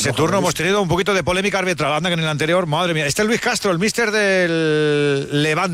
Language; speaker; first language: Spanish; native; Spanish